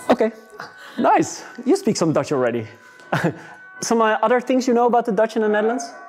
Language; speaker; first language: English; non-native, fluent; Dutch